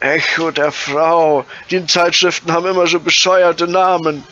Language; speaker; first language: German; native; German